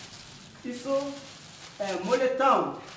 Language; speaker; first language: Portuguese; non-native, learner; Haitian Creole